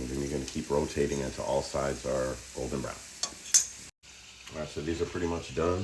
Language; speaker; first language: English; native; English